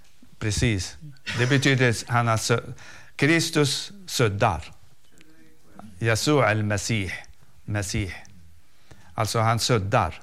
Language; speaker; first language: Swedish; non-native, fluent; Arabic